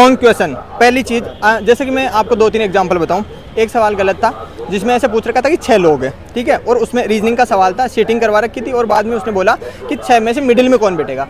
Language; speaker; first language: Hindi; native; Hindi